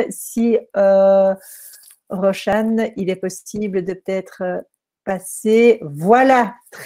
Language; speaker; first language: French; native; French